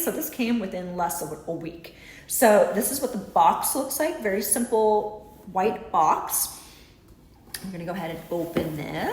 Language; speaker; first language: English; native; English